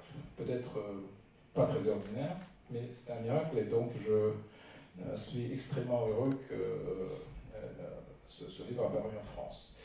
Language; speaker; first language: French; non-native, fluent; Russian